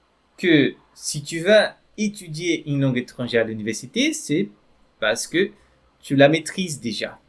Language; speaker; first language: French; non-native, fluent; Portuguese